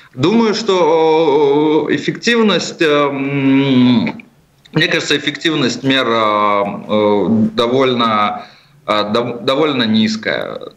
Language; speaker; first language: Russian; native; Russian